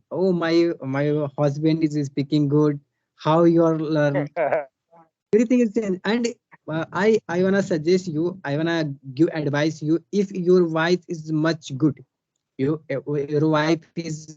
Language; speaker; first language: English; non-native, learner; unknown